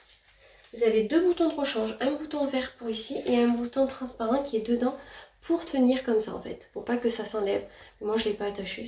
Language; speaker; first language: French; native; French